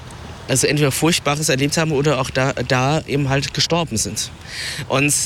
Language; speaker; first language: German; early bilingual, other home language; Vietnamese